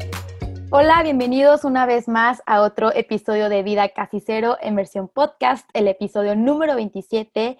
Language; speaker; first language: Spanish; native; Spanish